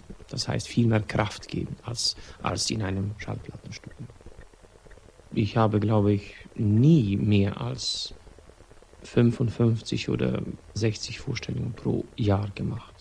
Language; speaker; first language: German; non-native, fluent; Swedish